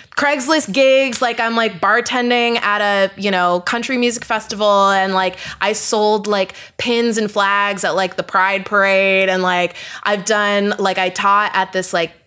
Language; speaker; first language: English; native; English